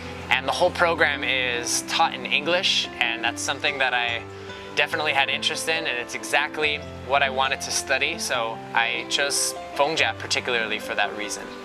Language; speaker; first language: English; native; English